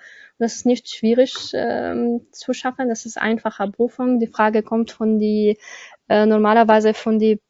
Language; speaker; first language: German; non-native, learner; Arabic